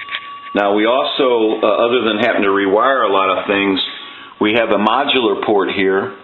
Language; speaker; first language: English; native; English